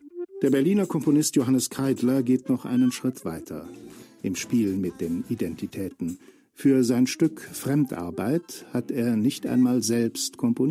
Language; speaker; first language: German; native; German